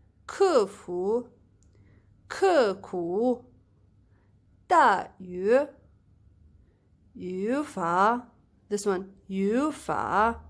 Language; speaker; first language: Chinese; non-native, fluent; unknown